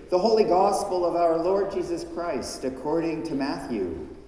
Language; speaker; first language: English; native; English